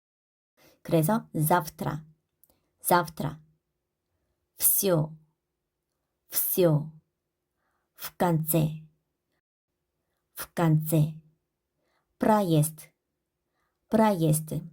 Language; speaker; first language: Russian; non-native, fluent; Korean